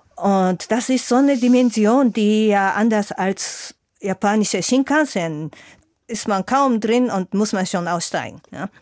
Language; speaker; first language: German; non-native, fluent; Japanese